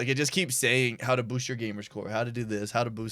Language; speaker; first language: English; native; English